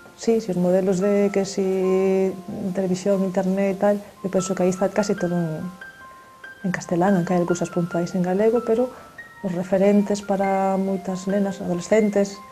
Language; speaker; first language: Galician; non-native, local second language; Spanish